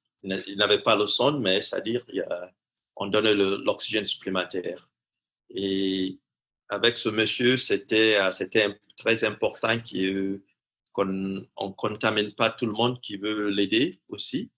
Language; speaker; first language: French; non-native, fluent; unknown